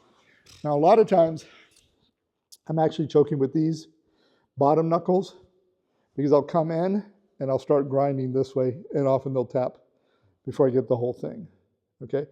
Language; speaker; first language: English; native; English